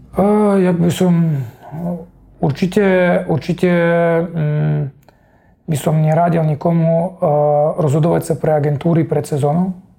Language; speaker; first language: Slovak; non-native, fluent; Russian